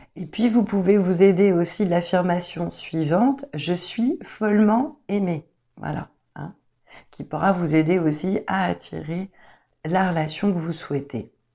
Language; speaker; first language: French; native; French